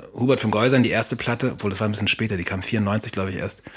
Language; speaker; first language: German; native; German